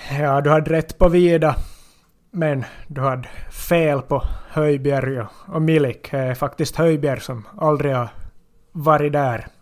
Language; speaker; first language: Swedish; native; Swedish